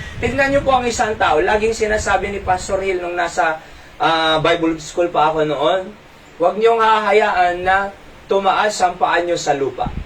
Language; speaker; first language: Filipino; non-native, local second language; Iloko